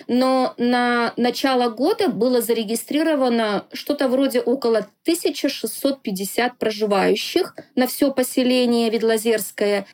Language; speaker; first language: Russian; non-native, local second language; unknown